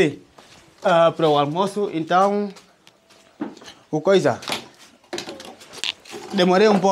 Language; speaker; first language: Portuguese; non-native, learner; Vietnamese